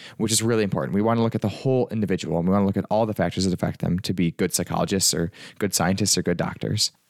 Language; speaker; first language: English; early bilingual, other home language; Italian